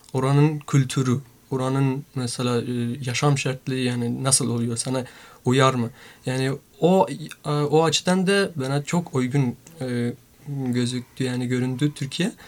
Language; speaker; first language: Turkish; non-native, fluent; Persian